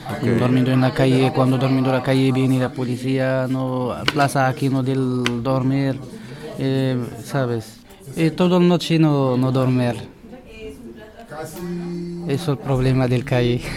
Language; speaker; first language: Spanish; non-native, learner; Arabic